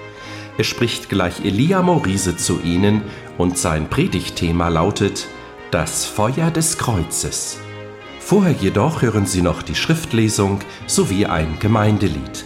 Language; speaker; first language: German; native; German